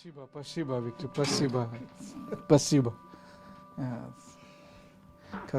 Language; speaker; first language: Russian; non-native, learner; Hindi